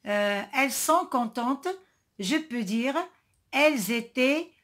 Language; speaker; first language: French; non-native, local second language; Arabic